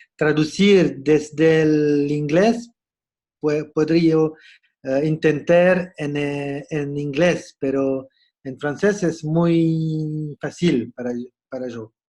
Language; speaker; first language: Spanish; non-native, learner; French